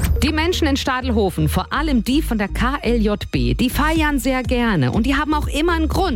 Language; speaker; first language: German; native; German